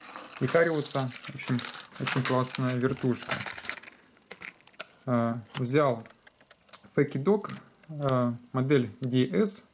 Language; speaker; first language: Russian; native; Russian